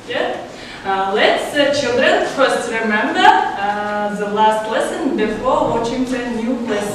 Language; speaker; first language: English; non-native, learner; Kazakh